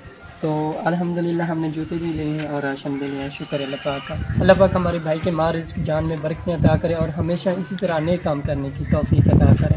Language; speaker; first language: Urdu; non-native, local second language; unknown